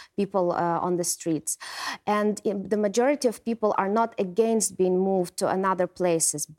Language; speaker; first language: English; non-native, fluent; Ukrainian